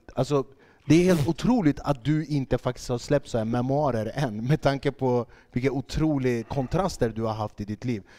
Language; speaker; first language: Swedish; early bilingual, other home language; Kurdish